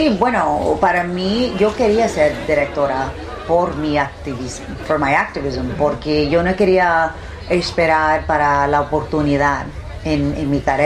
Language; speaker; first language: Spanish; early bilingual, heritage; Spanish